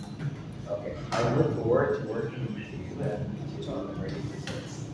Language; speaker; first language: English; non-native, fluent; Indonesian